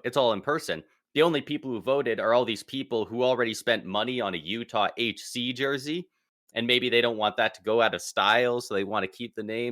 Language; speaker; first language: English; native; English